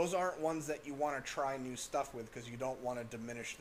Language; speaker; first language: English; native; English